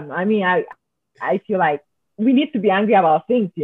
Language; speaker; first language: English; non-native, local second language; Akan